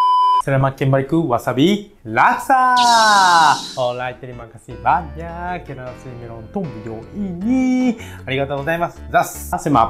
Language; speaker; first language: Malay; non-native, learner; Japanese